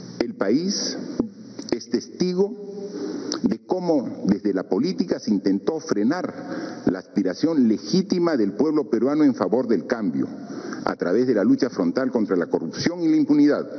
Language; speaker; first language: Spanish; native; Spanish